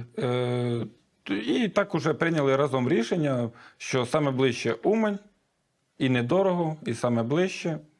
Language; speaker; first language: Ukrainian; native; Ukrainian